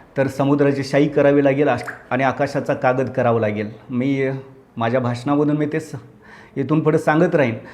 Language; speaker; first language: Marathi; native; Marathi